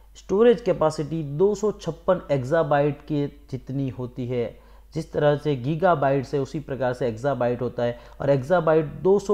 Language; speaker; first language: Hindi; non-native, local second language; Gujarati